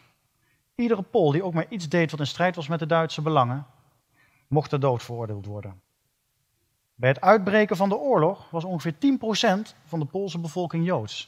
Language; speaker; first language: Dutch; native; Dutch